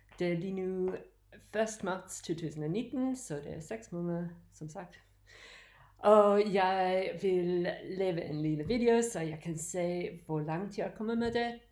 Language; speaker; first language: Danish; non-native, learner; English